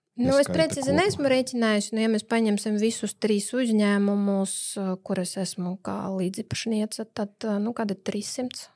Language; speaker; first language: Latvian; non-native, local second language; Russian